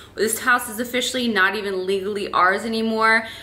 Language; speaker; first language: English; native; English